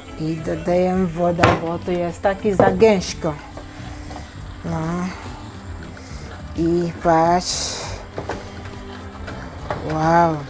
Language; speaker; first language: Polish; non-native, learner; Igbo